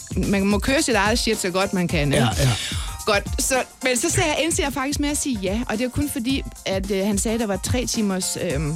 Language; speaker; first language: Danish; native; Danish